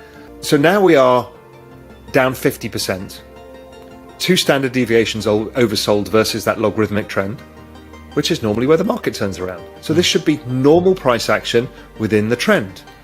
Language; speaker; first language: English; native; English